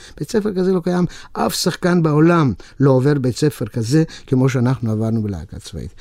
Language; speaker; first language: Hebrew; non-native, fluent; Yiddish